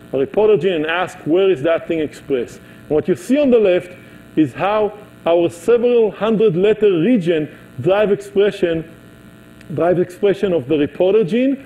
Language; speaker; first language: English; non-native, fluent; Hebrew